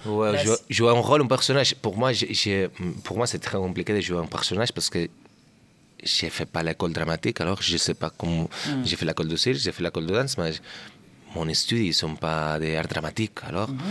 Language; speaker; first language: French; non-native, learner; Catalan